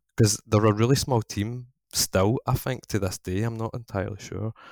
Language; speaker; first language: English; native; English